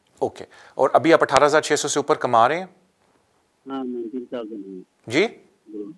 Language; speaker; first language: Urdu; native; Urdu